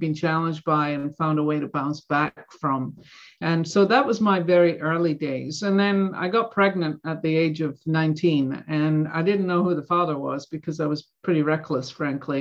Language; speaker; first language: English; native; English